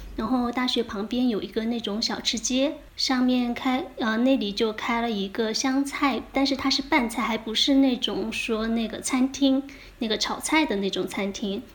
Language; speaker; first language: Chinese; native; Chinese